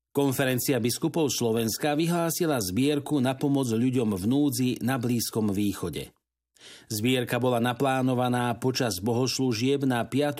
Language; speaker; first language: Slovak; native; Slovak